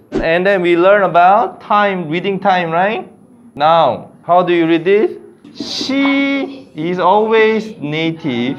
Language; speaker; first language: English; non-native, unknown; Korean